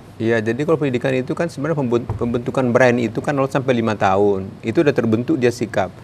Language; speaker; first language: Indonesian; native; Indonesian